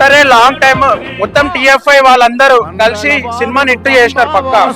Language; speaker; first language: Telugu; native; Telugu